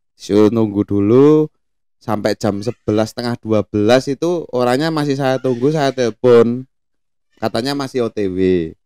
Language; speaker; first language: Indonesian; non-native, local second language; Javanese